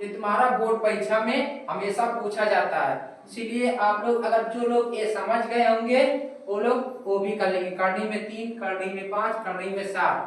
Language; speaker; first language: Hindi; native; Hindi